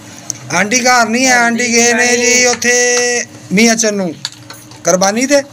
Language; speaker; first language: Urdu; non-native, local second language; Punjabi